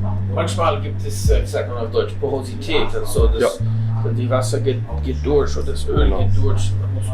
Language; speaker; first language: German; non-native, fluent; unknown